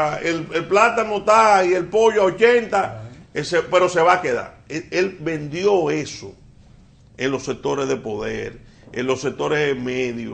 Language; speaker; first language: Spanish; native; Spanish